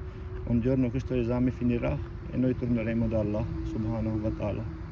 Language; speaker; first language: Italian; non-native, learner; Urdu